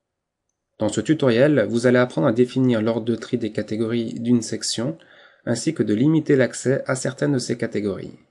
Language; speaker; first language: French; native; French